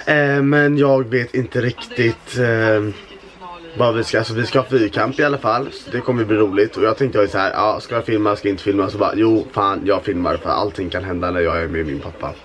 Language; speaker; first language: Swedish; native; Swedish